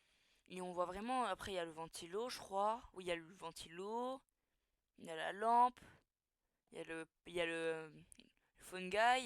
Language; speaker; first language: French; native; French